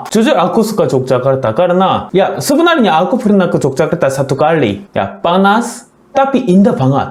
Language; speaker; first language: Indonesian; non-native, learner; Korean